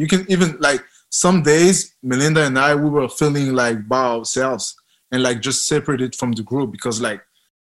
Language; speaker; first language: English; non-native, fluent; French